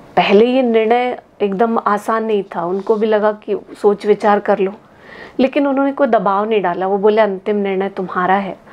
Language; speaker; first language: Hindi; native; Hindi